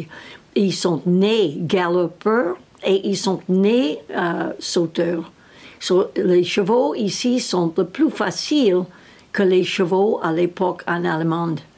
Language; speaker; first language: French; non-native, learner; English